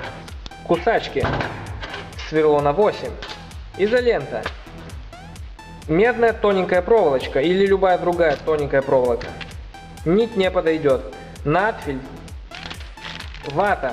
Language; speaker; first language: Russian; native; Russian